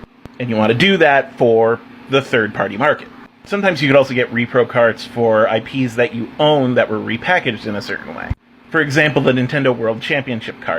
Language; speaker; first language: English; native; English